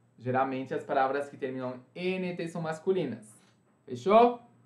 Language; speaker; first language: Portuguese; non-native, fluent; French